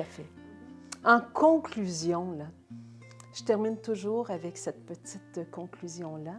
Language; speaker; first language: French; native; French